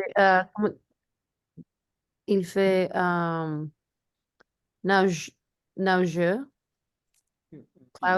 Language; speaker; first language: French; non-native, learner; Spanish